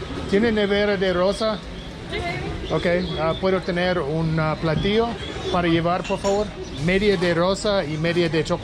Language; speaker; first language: Spanish; non-native, learner; English